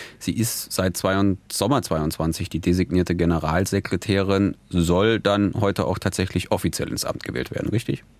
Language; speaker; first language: German; native; German